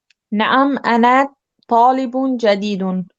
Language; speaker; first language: Arabic; non-native, learner; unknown